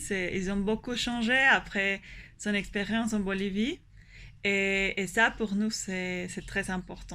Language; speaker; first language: French; non-native, fluent; Spanish